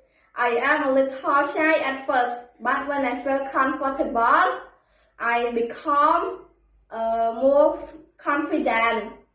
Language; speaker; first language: English; non-native, learner; Khmer